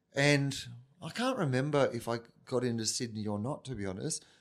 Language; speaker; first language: English; native; English